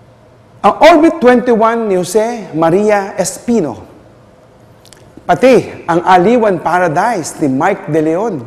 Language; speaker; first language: Filipino; native; Filipino